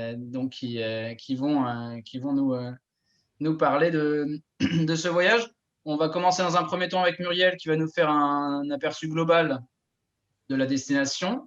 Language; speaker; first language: French; native; French